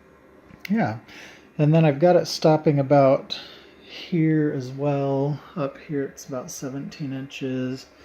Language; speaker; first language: English; native; English